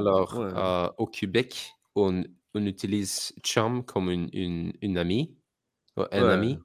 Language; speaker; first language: French; non-native, learner; English